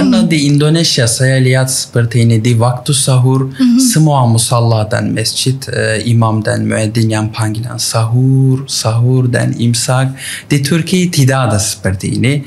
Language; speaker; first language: Indonesian; non-native, learner; Turkish